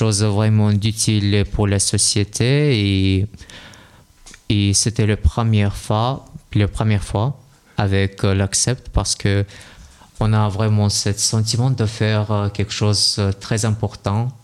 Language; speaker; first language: French; non-native, learner; Russian